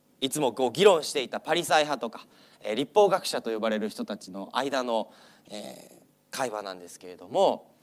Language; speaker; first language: Japanese; non-native, fluent; English